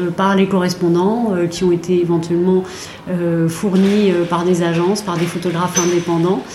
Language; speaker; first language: French; native; French